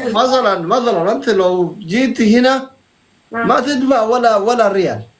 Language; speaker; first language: Arabic; non-native, learner; Oromo